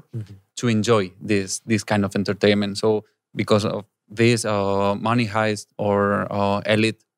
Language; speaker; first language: English; non-native, fluent; Spanish